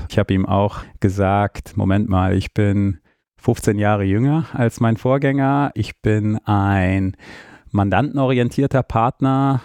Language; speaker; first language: German; early bilingual, other home language; Armenian